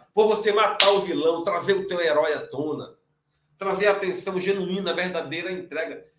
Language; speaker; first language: Portuguese; native; Portuguese